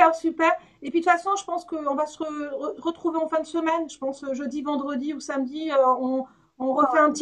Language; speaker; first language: French; native; French